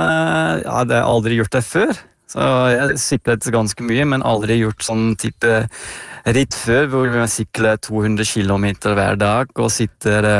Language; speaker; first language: Norwegian; non-native, fluent; Dutch